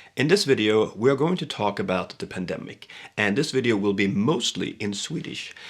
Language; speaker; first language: English; non-native, fluent; Swedish